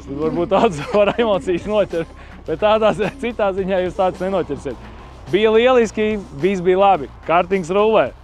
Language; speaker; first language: Latvian; native; Latvian